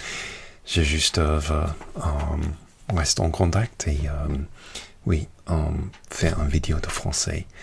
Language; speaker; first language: French; non-native, learner; English